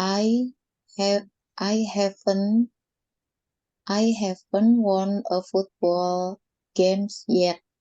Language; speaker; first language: English; non-native, learner; Indonesian